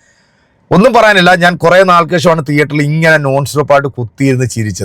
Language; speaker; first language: Malayalam; native; Malayalam